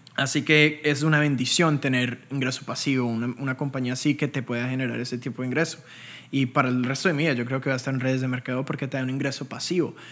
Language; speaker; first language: Spanish; early bilingual, heritage; Spanish